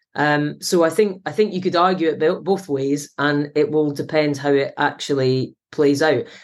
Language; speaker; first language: English; native; English